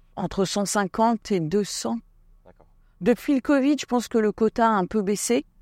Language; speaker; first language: French; native; French